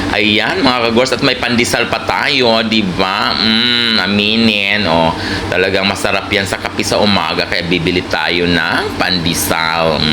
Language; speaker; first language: Filipino; non-native, local second language; Cebuano